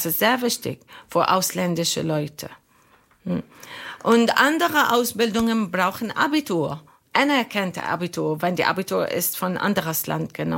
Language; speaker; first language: German; non-native, fluent; Arabic